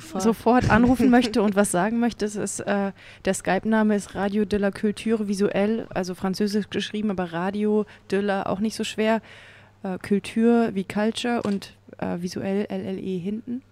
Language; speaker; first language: German; native; German